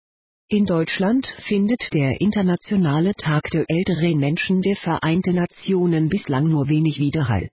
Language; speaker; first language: German; native; German